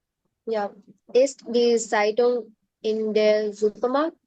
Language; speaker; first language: German; non-native, learner; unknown